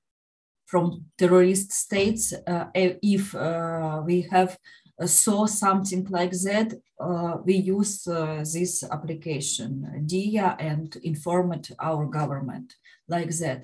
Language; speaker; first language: English; non-native, learner; Ukrainian